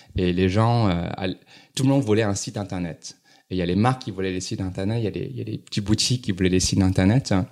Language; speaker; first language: French; non-native, fluent; Cantonese